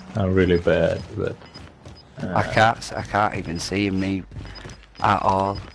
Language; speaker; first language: English; native; English